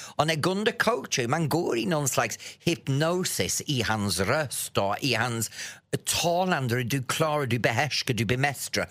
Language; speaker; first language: Swedish; non-native, fluent; English